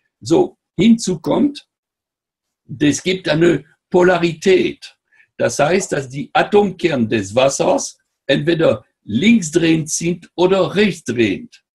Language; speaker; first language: German; non-native, fluent; French